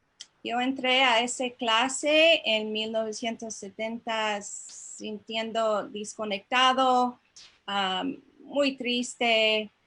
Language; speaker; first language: Spanish; non-native, fluent; English